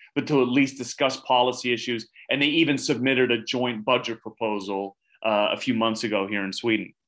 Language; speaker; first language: English; native; English